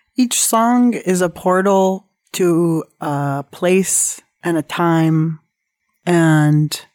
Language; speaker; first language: English; native; English